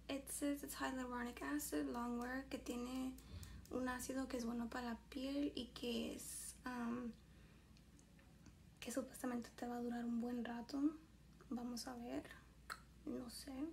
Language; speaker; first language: Spanish; early bilingual, heritage; Spanish